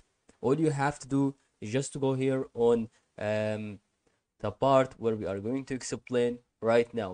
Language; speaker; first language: English; non-native, learner; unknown